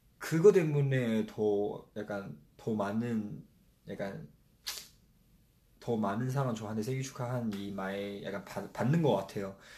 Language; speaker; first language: Korean; non-native, fluent; Chinese